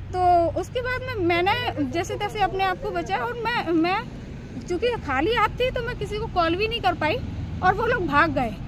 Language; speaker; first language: Hindi; native; Hindi